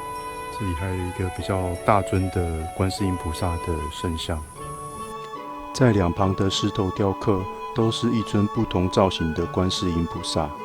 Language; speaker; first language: Chinese; native; Chinese